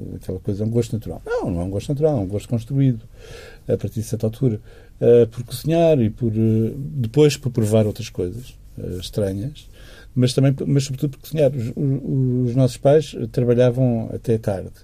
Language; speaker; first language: Portuguese; native; Portuguese